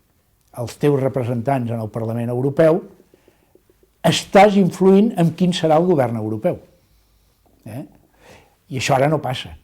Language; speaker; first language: Catalan; native; Catalan